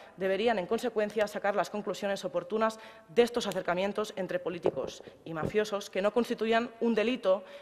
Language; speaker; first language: Spanish; non-native, local second language; Catalan